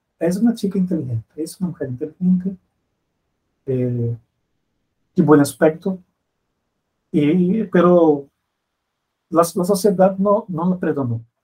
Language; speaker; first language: Spanish; non-native, fluent; Portuguese